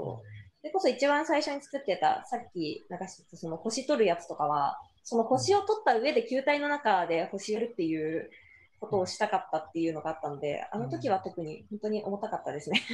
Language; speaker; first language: Japanese; native; Japanese